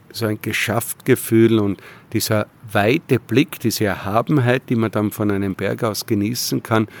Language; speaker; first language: German; native; German